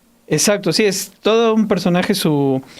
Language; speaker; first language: Spanish; native; Spanish